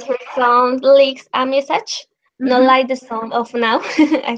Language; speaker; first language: English; non-native, learner; Spanish